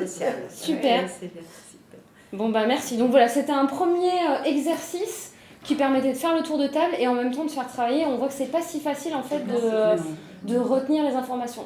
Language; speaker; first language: French; native; French